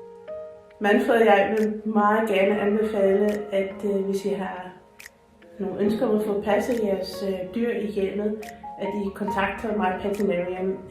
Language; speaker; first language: Danish; non-native, fluent; English